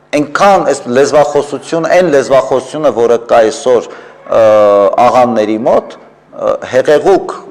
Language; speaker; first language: Armenian; native; Armenian